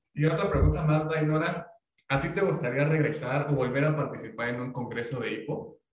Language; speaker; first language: Spanish; native; Spanish